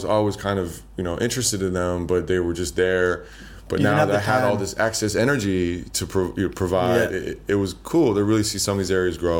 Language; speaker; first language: English; native; English